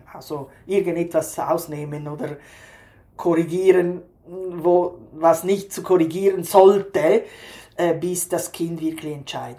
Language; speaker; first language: German; non-native, fluent; Italian